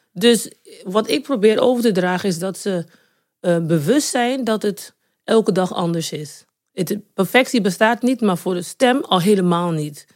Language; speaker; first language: Dutch; native; Dutch